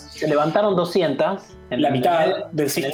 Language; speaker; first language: Spanish; native; Spanish